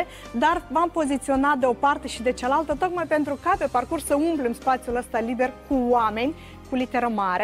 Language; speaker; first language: Romanian; native; Romanian